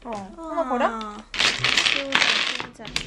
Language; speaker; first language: Korean; native; Korean